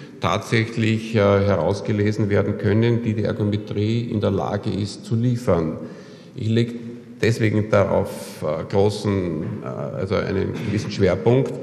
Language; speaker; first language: German; native; German